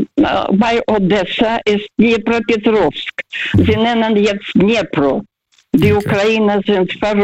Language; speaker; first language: German; non-native, fluent; Russian